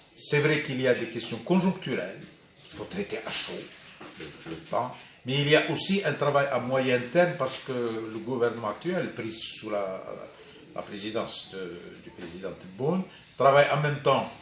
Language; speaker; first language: French; non-native, local second language; Arabic